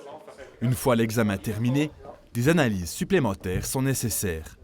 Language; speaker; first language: French; native; French